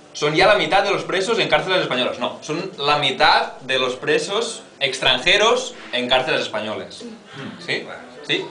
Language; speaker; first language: Spanish; non-native, local second language; Catalan